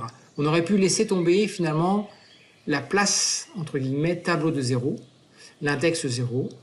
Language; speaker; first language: French; native; French